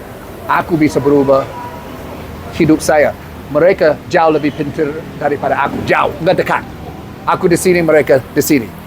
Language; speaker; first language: Indonesian; non-native, learner; English